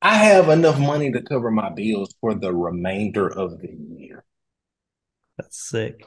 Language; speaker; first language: English; native; English